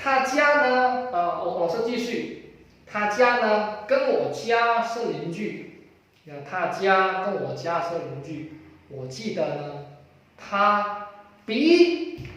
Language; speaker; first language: Chinese; non-native, fluent; Indonesian